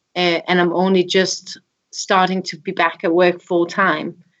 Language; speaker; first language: English; non-native, fluent; Danish